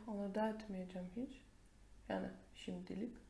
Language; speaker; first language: Turkish; non-native, fluent; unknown